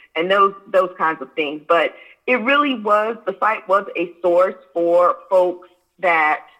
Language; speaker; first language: English; native; English